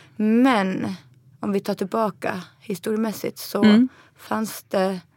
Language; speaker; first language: Swedish; early bilingual, other home language; Arabic